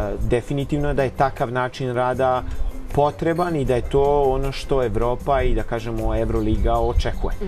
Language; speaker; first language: Serbian; native; Serbian